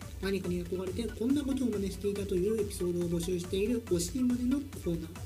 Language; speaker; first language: Japanese; native; Japanese